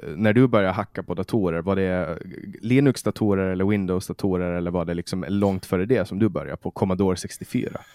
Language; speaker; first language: Swedish; native; Swedish